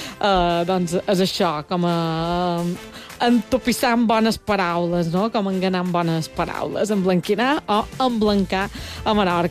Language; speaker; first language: Catalan; native; Catalan